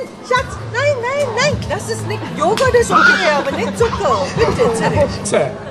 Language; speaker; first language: German; non-native, learner; Tibetan